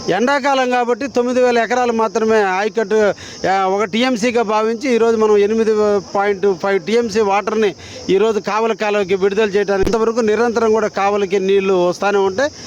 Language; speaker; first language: Telugu; native; Telugu